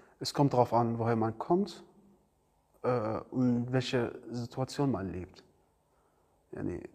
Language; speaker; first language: German; non-native, learner; Arabic